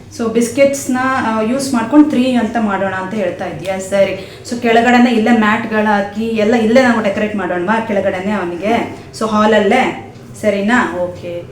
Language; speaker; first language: Kannada; non-native, local second language; Konkani